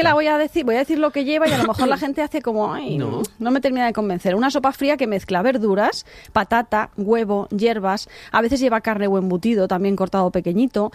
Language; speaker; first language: Spanish; native; Spanish